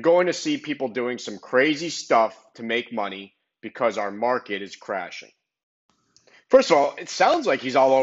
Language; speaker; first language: English; native; English